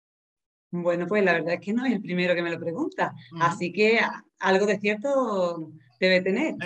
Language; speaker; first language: Spanish; native; Spanish